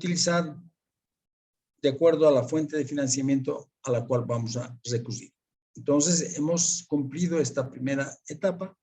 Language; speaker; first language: Spanish; native; Spanish